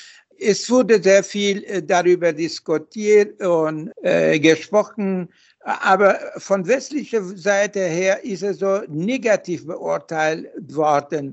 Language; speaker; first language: German; non-native, fluent; Persian